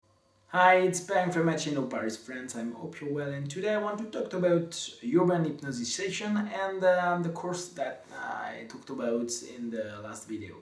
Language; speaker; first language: English; non-native, fluent; French